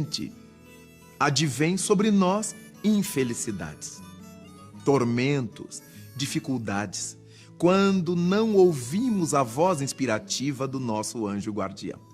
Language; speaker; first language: Portuguese; native; Portuguese